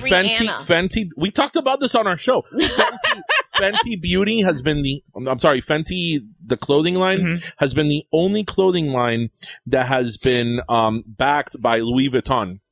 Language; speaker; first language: English; early bilingual, other home language; Spanish